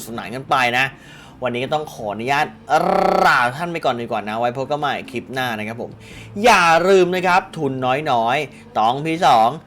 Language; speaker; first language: Thai; native; Thai